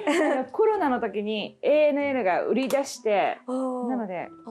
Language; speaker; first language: Japanese; native; Japanese